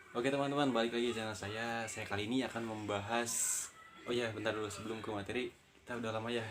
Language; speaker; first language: Indonesian; native; Indonesian